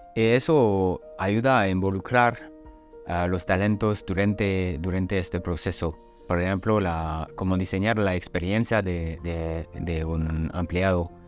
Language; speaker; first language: Spanish; non-native, fluent; French